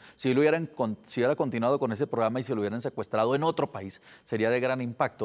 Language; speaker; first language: Spanish; native; Spanish